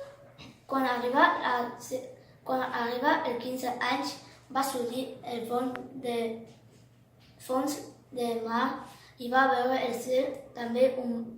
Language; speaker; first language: Catalan; non-native, learner; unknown